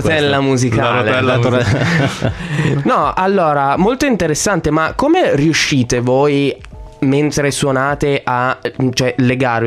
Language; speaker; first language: Italian; native; Italian